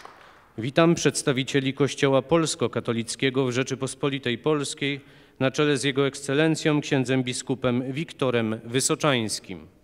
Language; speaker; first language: Polish; native; Polish